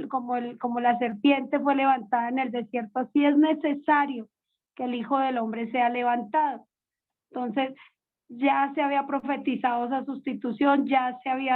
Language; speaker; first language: Spanish; native; Spanish